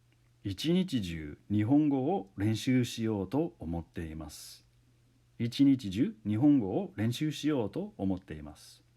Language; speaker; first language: Japanese; non-native, fluent; English